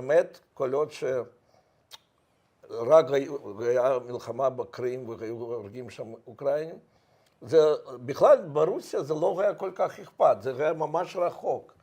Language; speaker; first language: Hebrew; non-native, fluent; Russian